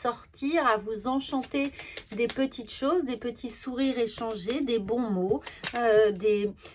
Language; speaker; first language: French; native; French